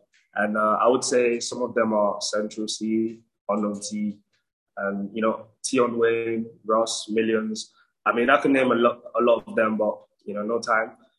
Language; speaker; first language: English; non-native, local second language; Igbo